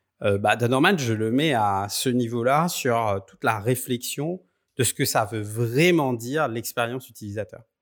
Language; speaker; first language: French; native; French